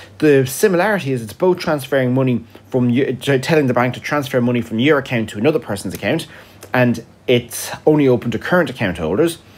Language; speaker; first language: English; native; English